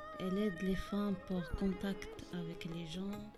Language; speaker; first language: French; non-native, learner; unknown